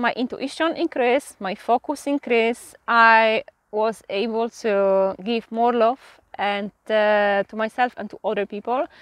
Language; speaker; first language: English; non-native, fluent; Polish